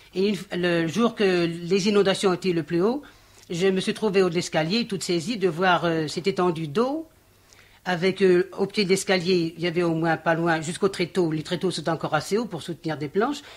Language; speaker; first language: French; native; French